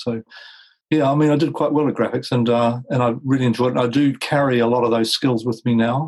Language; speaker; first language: English; native; English